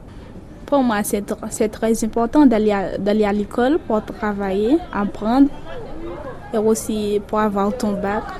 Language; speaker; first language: French; non-native, local second language; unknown